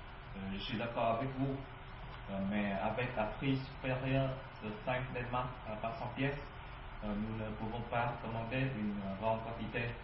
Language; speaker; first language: French; non-native, learner; Vietnamese